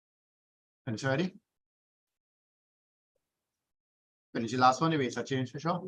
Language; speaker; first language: English; native; English